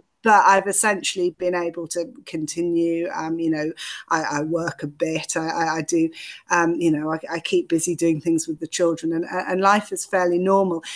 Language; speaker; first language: English; native; English